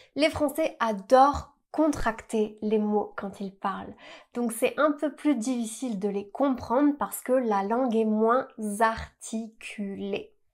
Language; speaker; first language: French; native; French